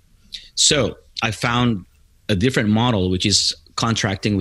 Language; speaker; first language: English; non-native, local second language; Filipino